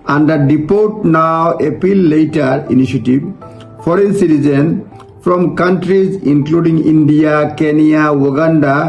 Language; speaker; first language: English; non-native, local second language; Bangla